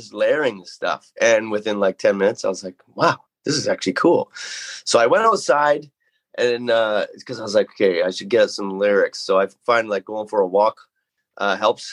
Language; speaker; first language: English; native; English